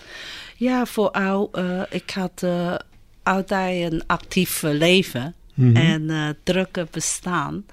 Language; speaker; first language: Dutch; non-native, fluent; Chinese